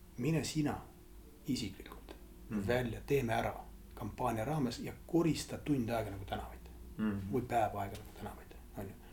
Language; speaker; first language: Estonian; non-native, local second language; Russian